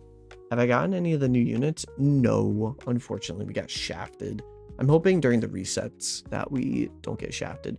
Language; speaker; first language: English; native; English